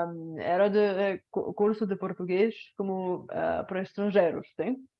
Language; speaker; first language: Portuguese; non-native, fluent; Bulgarian